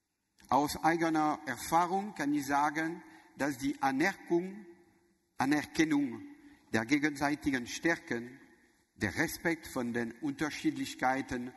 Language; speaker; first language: German; non-native, learner; French